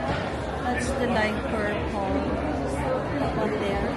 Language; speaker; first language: English; non-native, fluent; Filipino